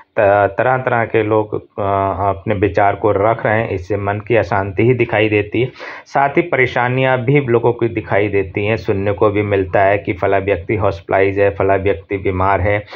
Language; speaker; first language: Hindi; native; Hindi